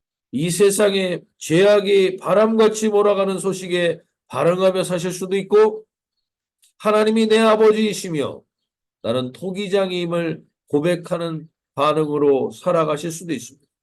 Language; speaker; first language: Korean; native; Korean